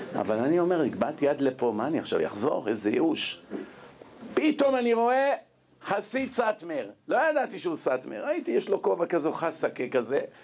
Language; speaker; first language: Hebrew; native; Hebrew